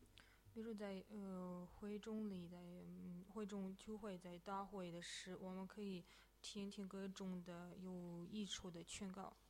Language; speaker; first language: Chinese; non-native, fluent; Russian